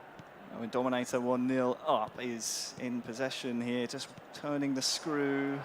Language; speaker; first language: English; native; English